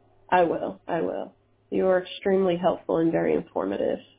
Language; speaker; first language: English; early bilingual, other home language; Spanish